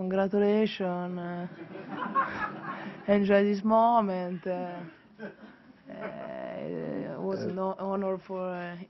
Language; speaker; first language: English; non-native, fluent; Italian